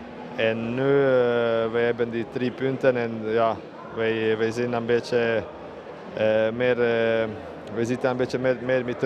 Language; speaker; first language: Dutch; non-native, learner; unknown